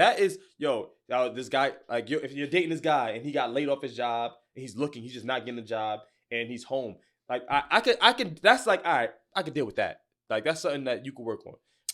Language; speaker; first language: English; native; English